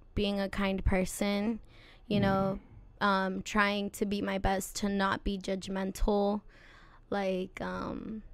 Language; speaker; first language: English; native; English